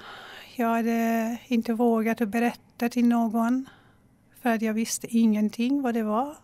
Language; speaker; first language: Swedish; non-native, fluent; Persian